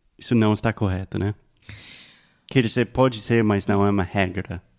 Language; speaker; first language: Portuguese; non-native, fluent; English